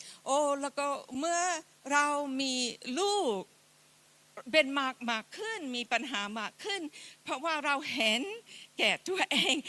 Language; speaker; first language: Thai; non-native, fluent; English